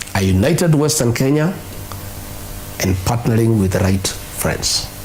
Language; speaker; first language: English; non-native, local second language; Kikuyu